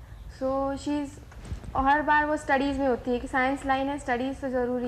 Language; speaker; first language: Hindi; native; Hindi